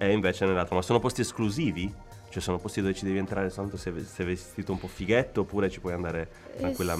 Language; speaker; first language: Italian; native; Italian